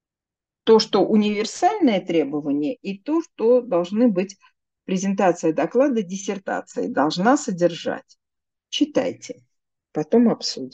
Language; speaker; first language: Russian; native; Russian